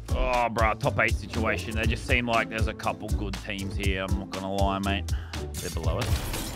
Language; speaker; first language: English; native; English